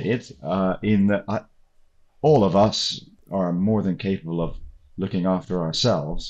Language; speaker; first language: English; native; English